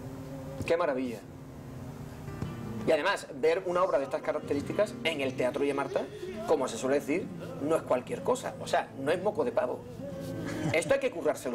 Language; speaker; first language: Spanish; native; Spanish